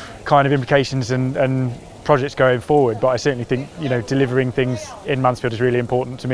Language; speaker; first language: English; native; English